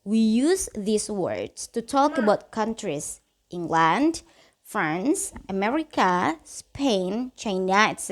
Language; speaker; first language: English; non-native, fluent; Indonesian